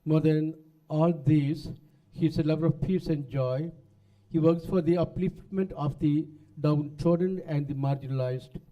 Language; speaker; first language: English; non-native, local second language; Malayalam